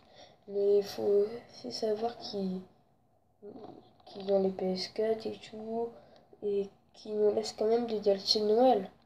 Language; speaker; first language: French; native; French